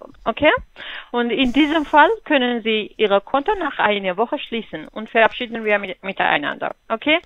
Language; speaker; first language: German; non-native, fluent; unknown